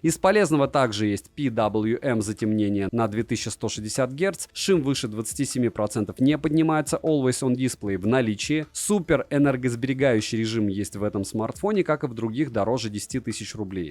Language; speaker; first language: Russian; native; Russian